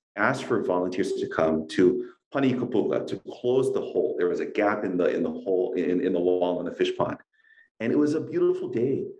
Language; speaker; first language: English; native; English